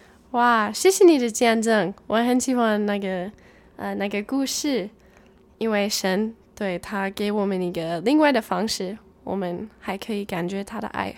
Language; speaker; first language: Chinese; non-native, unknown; English